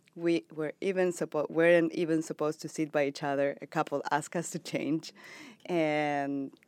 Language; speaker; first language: English; non-native, fluent; Spanish